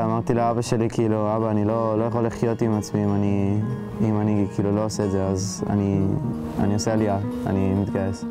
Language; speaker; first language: Hebrew; early bilingual, heritage; Hebrew